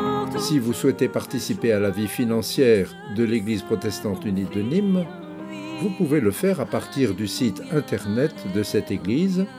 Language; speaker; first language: French; native; French